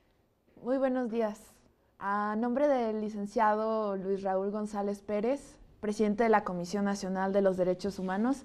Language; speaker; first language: Spanish; native; Spanish